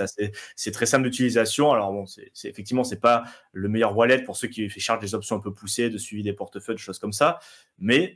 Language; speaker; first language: French; native; French